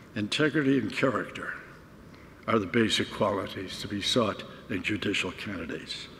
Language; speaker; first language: English; native; English